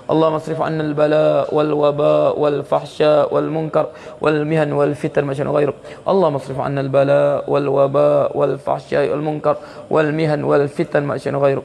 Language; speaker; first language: Arabic; non-native, fluent; Malay